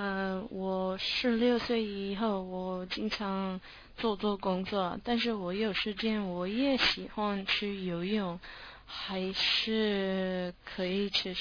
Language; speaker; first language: Chinese; non-native, learner; English